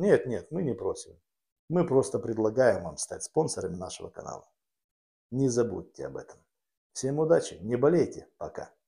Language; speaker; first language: Russian; native; Russian